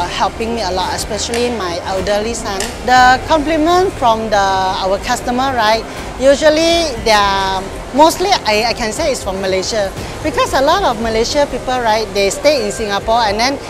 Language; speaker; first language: English; non-native, local second language; Min Nan Chinese